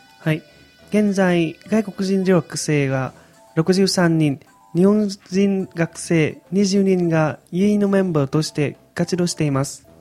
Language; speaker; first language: Japanese; non-native, fluent; Vietnamese